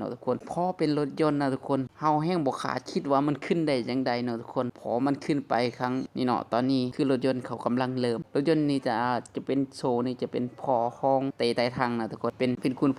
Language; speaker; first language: Thai; non-native, local second language; Northeastern Thai